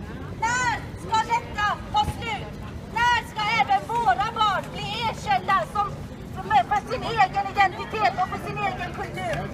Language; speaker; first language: Swedish; non-native, fluent; Azerbaijani